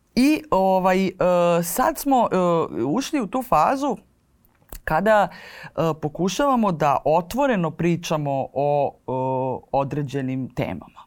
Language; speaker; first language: Serbian; native; Serbian